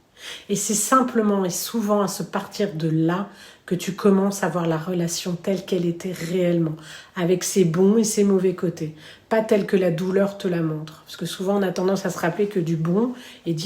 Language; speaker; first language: French; native; French